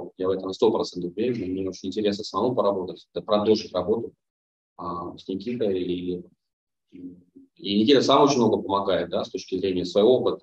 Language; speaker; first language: Russian; native; Russian